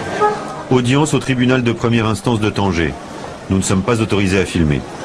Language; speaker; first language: French; native; French